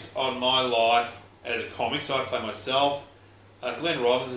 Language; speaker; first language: English; native; English